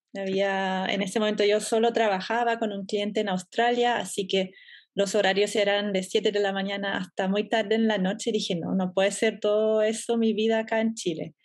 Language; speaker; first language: Spanish; non-native, fluent; German